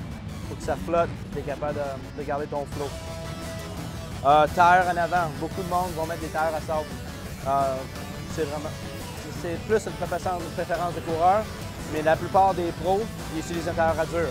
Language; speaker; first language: French; native; French